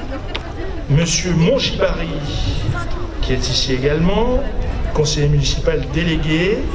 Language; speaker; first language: French; native; French